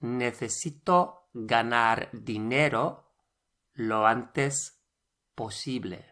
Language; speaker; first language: Spanish; non-native, fluent; English